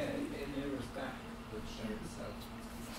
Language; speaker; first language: English; native; English